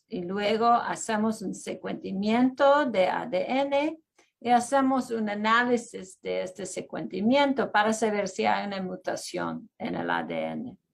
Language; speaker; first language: Spanish; non-native, fluent; English